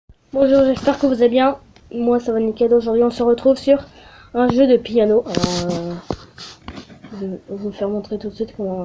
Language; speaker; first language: French; native; French